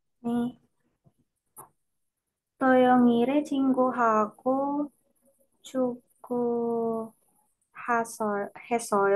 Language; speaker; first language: Korean; non-native, learner; Indonesian